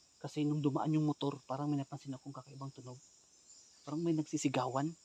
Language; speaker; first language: Filipino; native; Filipino